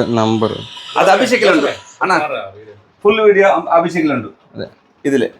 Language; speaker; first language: Malayalam; non-native, learner; Kannada